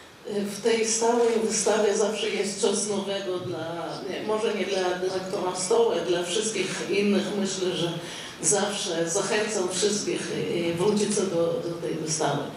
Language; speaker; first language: Polish; non-native, fluent; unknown